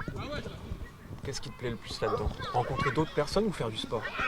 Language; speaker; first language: French; native; French